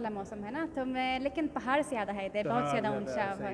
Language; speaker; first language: Hindi; non-native, learner; Swedish